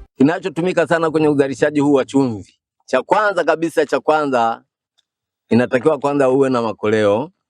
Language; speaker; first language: Swahili; non-native, local second language; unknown